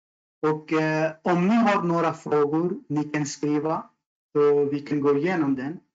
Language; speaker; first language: Swedish; non-native, fluent; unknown